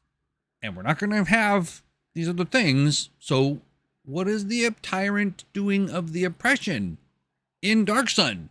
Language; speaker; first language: English; native; English